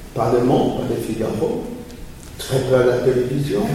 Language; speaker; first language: French; early bilingual, other home language; Polish